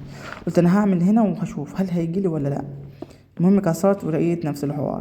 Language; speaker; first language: Arabic; native; Arabic